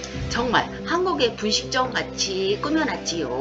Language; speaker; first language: Korean; native; Korean